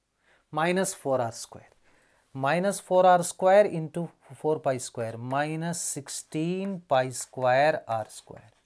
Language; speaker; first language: English; non-native, local second language; Telugu